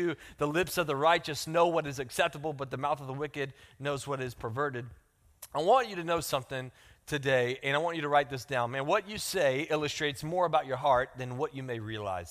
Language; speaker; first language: English; native; English